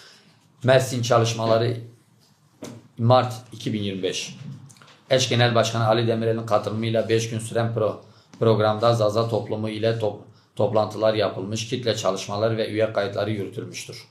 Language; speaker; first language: Turkish; native; Turkish